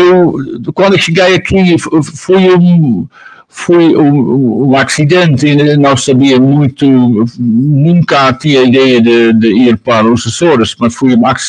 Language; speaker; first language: Portuguese; non-native, learner; Dutch